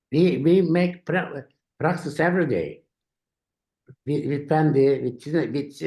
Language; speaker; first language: English; non-native, learner; Turkish